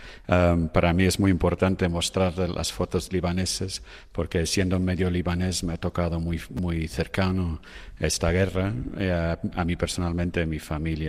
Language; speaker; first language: Spanish; non-native, fluent; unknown